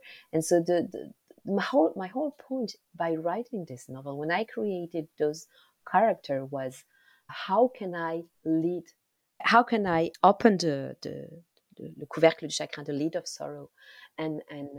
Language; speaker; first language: English; non-native, local second language; Kinyarwanda